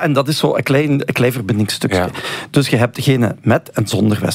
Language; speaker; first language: Dutch; native; Dutch